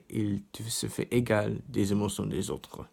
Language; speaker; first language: French; non-native, learner; English